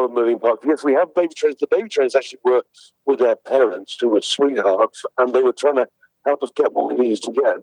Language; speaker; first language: English; native; English